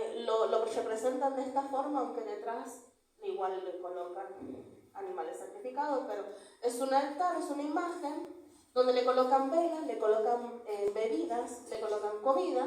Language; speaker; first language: Spanish; native; Spanish